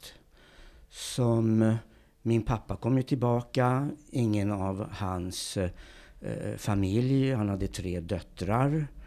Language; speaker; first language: Swedish; early bilingual, other home language; Hungarian